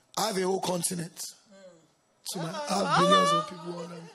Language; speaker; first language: English; non-native, local second language; Yoruba